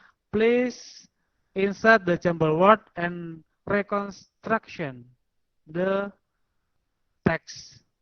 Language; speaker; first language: English; non-native, fluent; Indonesian